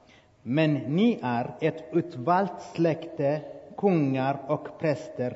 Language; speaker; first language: Swedish; non-native, fluent; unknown